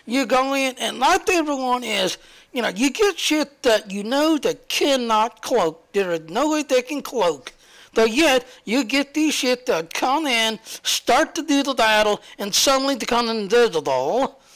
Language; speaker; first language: English; native; English